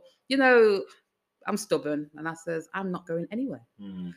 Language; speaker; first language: English; native; English